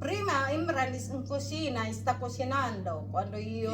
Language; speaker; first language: Italian; non-native, learner; Filipino